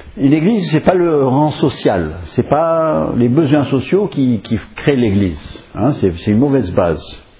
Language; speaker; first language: French; non-native, fluent; English